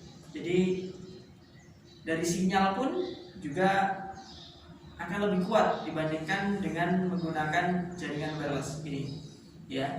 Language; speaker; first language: Indonesian; native; Indonesian